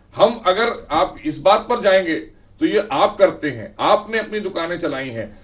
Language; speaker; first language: Hindi; native; Hindi